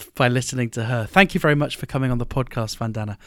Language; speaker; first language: English; native; English